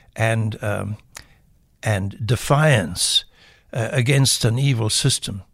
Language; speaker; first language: English; native; English